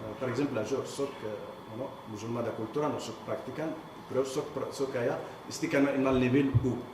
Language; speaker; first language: Catalan; non-native, fluent; Arabic